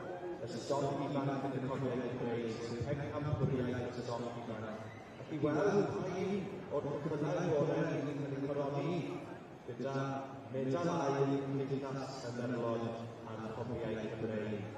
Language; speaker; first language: Welsh; native; Welsh